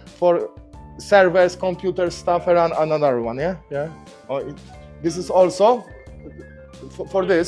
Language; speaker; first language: English; non-native, learner; Polish